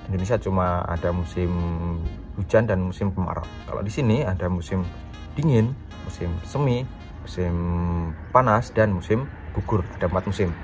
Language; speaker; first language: Indonesian; native; Indonesian